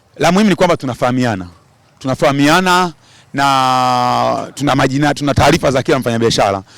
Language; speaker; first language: Swahili; native; Swahili